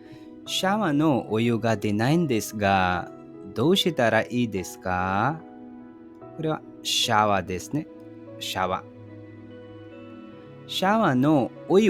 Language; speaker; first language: Japanese; non-native, fluent; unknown